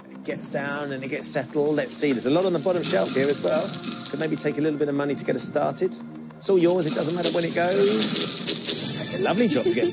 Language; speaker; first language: English; native; English